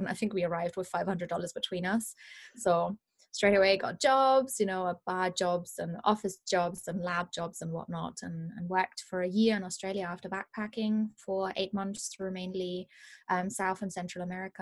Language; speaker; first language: English; non-native, fluent; German